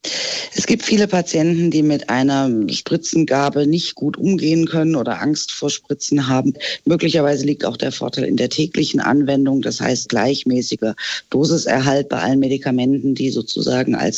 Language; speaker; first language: German; native; German